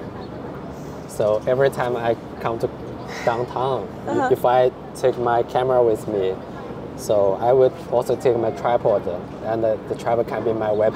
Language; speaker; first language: English; non-native, fluent; Chinese